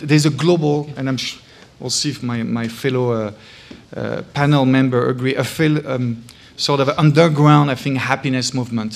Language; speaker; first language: English; non-native, fluent; French